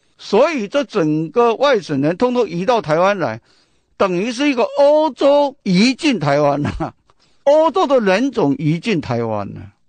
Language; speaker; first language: Chinese; non-native, local second language; Min Nan Chinese